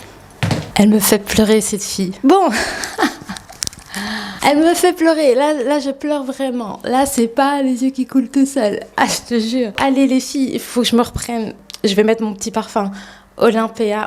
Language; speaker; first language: French; native; French